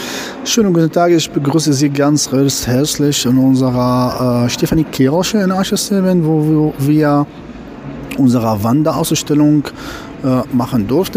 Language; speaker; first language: German; non-native, fluent; Arabic